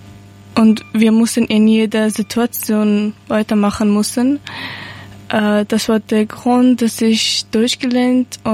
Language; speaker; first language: German; non-native, learner; Persian